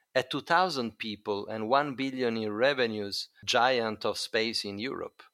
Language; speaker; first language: English; non-native, fluent; Italian